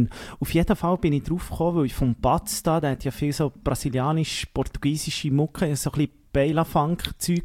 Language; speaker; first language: German; native; German